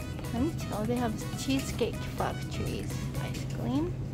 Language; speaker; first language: English; non-native, fluent; Japanese